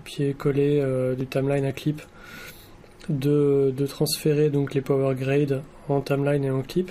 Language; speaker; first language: French; native; French